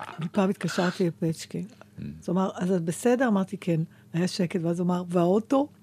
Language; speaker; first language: Hebrew; native; Hebrew